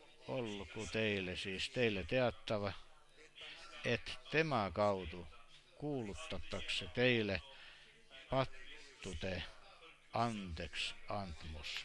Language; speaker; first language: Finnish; non-native, learner; Estonian